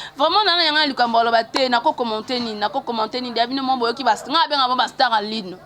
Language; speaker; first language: Lingala; native; Lingala